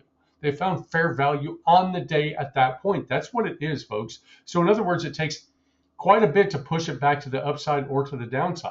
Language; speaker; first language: English; native; English